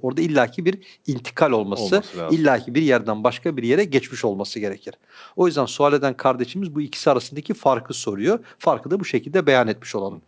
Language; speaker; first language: Turkish; native; Turkish